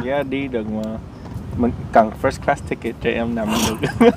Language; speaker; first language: Vietnamese; early bilingual, heritage; Vietnamese